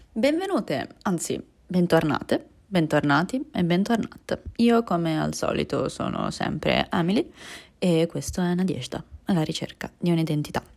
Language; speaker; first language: Italian; early bilingual, other home language; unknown